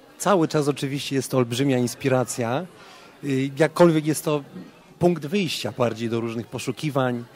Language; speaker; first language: Polish; native; Polish